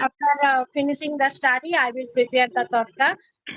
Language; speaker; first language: English; non-native, learner; Bangla